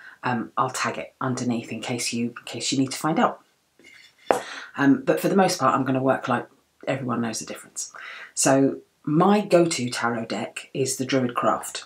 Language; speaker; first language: English; native; English